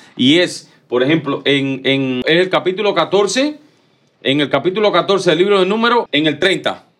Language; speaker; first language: Spanish; native; Spanish